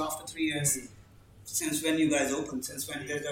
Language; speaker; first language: English; non-native, local second language; Punjabi